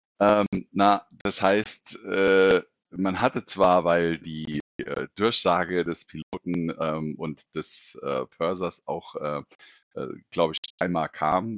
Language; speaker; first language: German; native; German